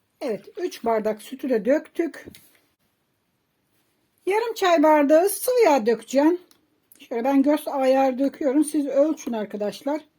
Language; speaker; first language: Turkish; native; Turkish